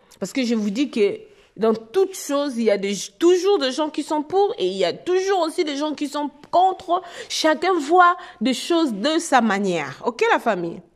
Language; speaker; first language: French; non-native, local second language; Lingala